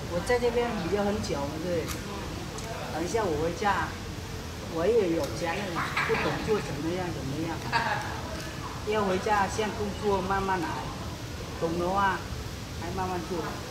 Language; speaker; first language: Chinese; non-native, learner; Vietnamese